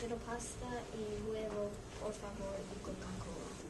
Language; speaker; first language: Spanish; non-native, learner; English